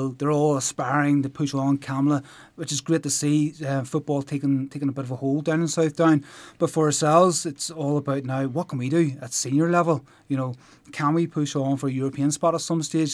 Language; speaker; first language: English; native; English